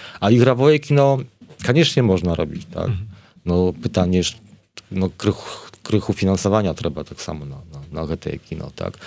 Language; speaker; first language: Polish; non-native, learner; Belarusian